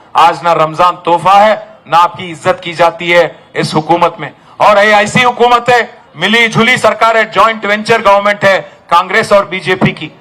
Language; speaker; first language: Hindi; non-native, local second language; Telugu